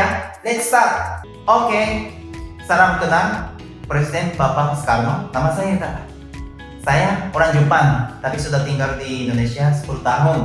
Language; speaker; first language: Indonesian; non-native, fluent; Japanese